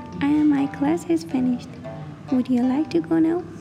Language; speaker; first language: English; non-native, learner; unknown